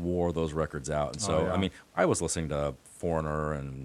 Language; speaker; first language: English; native; English